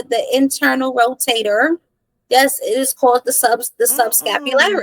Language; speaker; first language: English; native; English